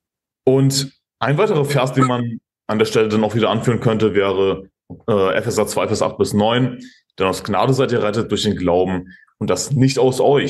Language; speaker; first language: German; native; German